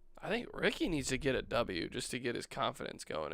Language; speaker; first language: English; native; English